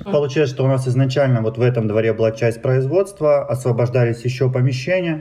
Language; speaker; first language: Russian; native; Russian